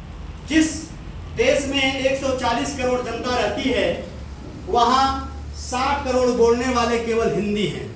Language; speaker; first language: Hindi; native; Hindi